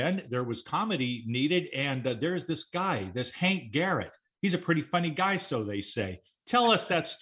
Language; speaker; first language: English; native; English